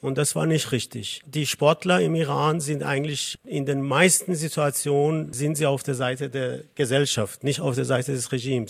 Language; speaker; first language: German; non-native, fluent; Azerbaijani